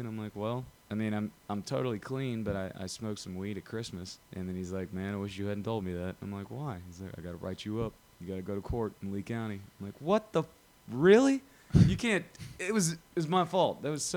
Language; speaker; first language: English; native; English